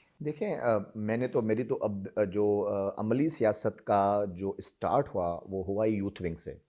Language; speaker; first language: Urdu; non-native, local second language; Sindhi